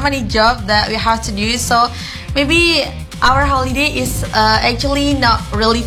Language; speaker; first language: English; non-native, learner; Indonesian